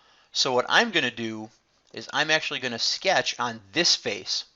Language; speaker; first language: English; native; English